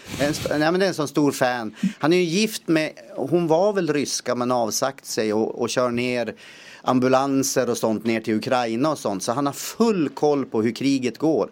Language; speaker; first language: Swedish; native; Swedish